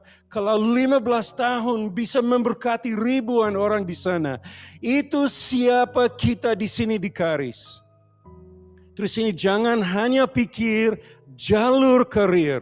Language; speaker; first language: Indonesian; non-native, learner; English